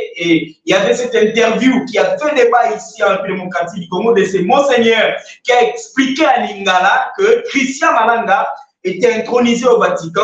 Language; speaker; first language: French; non-native, local second language; Lingala